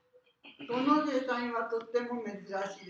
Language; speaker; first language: Japanese; non-native, learner; Spanish